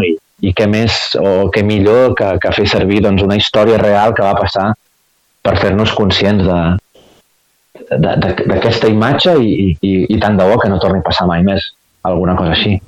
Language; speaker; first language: Catalan; native; Catalan